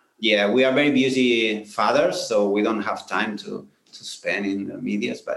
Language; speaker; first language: English; non-native, learner; Spanish